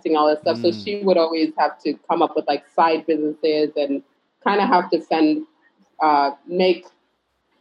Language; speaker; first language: English; early bilingual, other home language; Fula